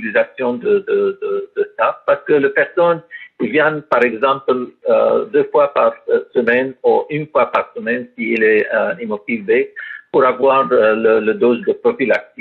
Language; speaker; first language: French; non-native, learner; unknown